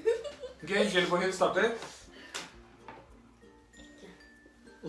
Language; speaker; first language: Norwegian; native; Norwegian